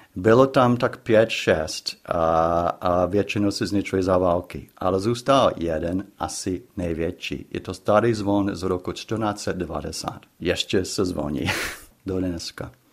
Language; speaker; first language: Czech; non-native, fluent; English